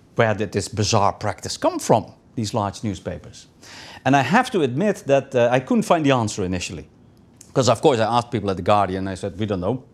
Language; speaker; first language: English; non-native, fluent; Dutch